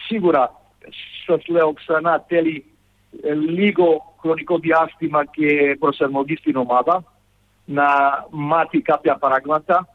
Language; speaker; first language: Greek; non-native, fluent; Serbian